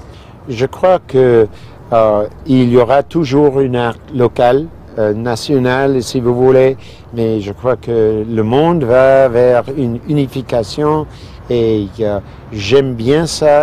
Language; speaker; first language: French; non-native, fluent; English